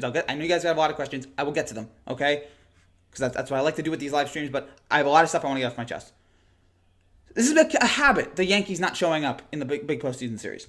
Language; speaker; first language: English; native; English